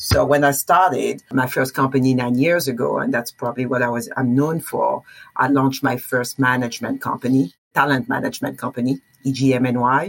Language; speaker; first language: English; non-native, fluent; French